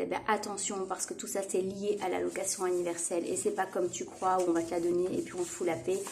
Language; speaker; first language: French; native; French